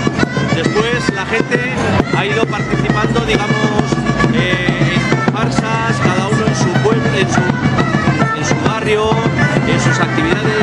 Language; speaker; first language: Spanish; native; Spanish